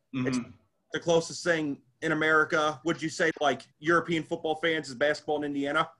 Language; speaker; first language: English; native; English